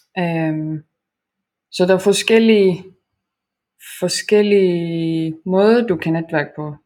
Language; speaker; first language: Danish; non-native, fluent; Estonian